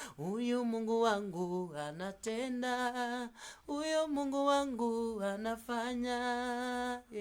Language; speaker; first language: Swahili; non-native, local second language; Kikuyu